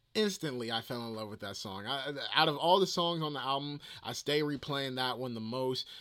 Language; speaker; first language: English; native; English